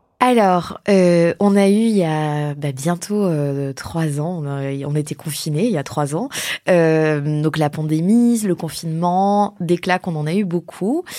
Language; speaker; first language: French; native; French